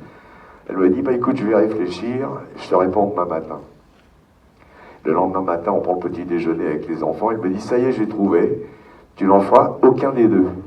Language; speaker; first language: French; native; French